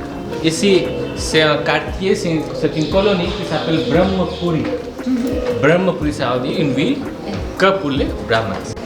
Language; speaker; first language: French; non-native, learner; Hindi